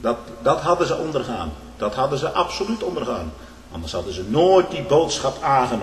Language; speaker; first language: Dutch; native; Dutch